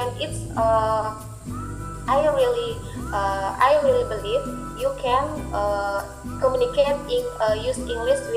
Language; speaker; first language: English; non-native, learner; Indonesian